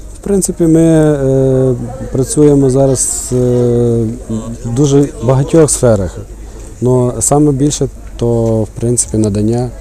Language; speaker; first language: Ukrainian; native; Ukrainian